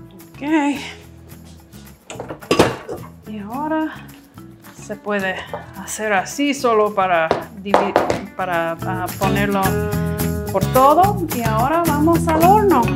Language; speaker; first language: Spanish; non-native, fluent; English